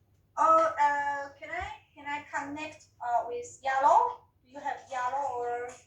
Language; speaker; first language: English; non-native, learner; Chinese